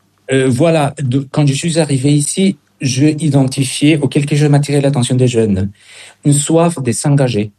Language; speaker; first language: French; non-native, fluent; Spanish